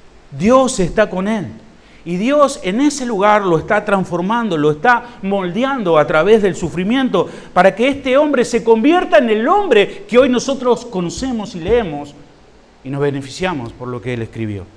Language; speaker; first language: Spanish; native; Spanish